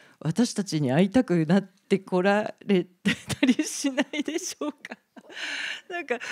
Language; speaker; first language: Japanese; native; Japanese